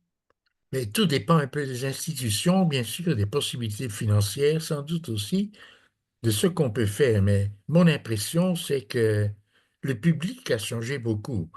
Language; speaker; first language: French; non-native, fluent; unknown